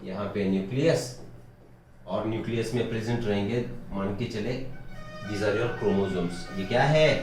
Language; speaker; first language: Hindi; non-native, local second language; Marathi